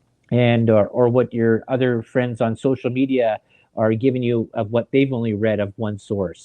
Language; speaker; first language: English; native; English